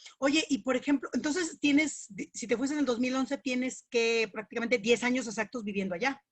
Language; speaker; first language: Spanish; native; Spanish